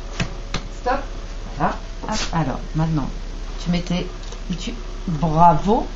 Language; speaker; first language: French; native; French